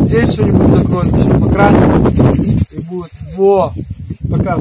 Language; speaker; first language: Russian; native; Russian